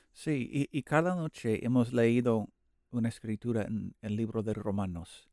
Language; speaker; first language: Spanish; non-native, learner; English